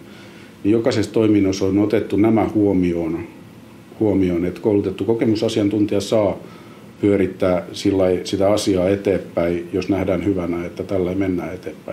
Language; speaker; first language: Finnish; native; Finnish